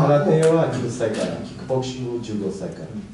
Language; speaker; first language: Japanese; non-native, learner; Portuguese